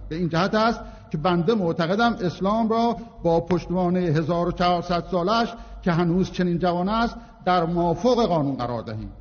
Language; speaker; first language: Persian; non-native, local second language; Azerbaijani